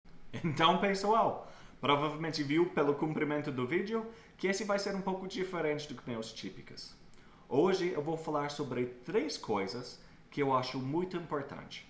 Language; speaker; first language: Portuguese; non-native, fluent; English